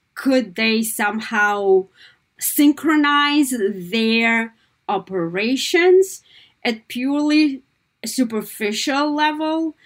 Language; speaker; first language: English; non-native, fluent; Kazakh